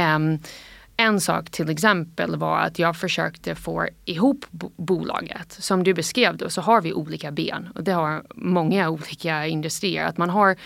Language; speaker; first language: Swedish; non-native, fluent; English